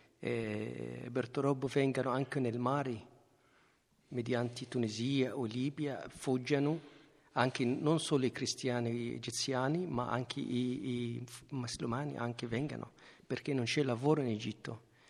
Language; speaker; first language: Italian; non-native, learner; Arabic